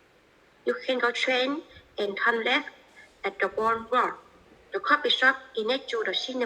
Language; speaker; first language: English; non-native, learner; Vietnamese